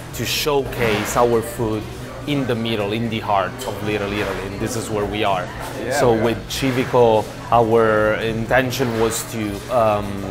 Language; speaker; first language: English; non-native, fluent; Italian